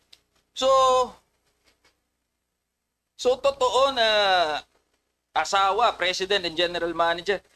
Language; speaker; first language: Filipino; native; Filipino